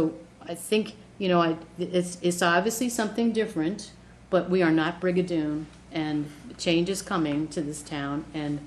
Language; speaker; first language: English; native; English